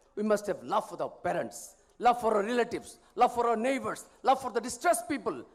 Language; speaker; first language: English; non-native, local second language; Bangla